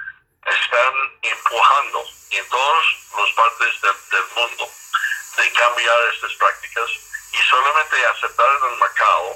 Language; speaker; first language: Spanish; non-native, fluent; English